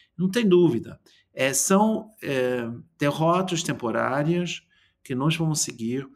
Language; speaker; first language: Portuguese; non-native, fluent; English